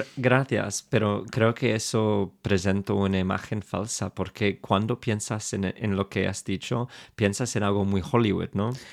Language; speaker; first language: Spanish; non-native, fluent; English